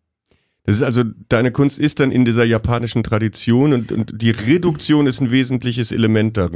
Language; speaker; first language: German; native; German